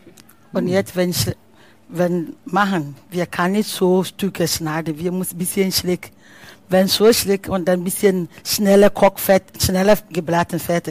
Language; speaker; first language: German; non-native, learner; Akan